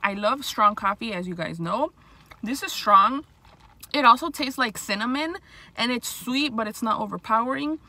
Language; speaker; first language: English; early bilingual, other home language; Spanish